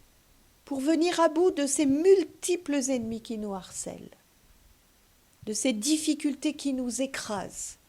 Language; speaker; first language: French; native; French